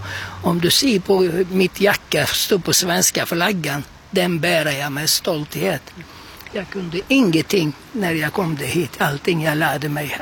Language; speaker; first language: Swedish; non-native, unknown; Turkish